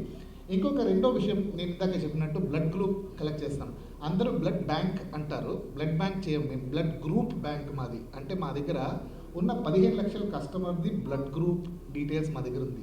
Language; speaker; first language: Telugu; native; Telugu